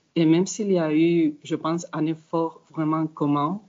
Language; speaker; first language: French; non-native, fluent; Spanish